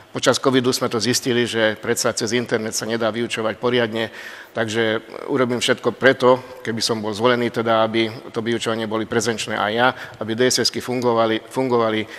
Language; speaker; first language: Slovak; non-native, local second language; Hungarian